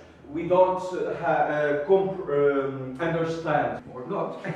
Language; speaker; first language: English; non-native, learner; Portuguese